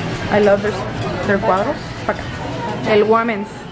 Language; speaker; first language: English; early bilingual, other home language; Spanish